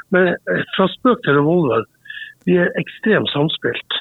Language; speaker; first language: Norwegian; native; Norwegian